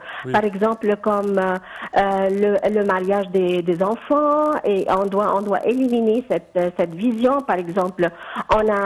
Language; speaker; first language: French; non-native, fluent; Arabic